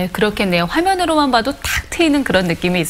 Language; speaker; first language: Korean; native; Korean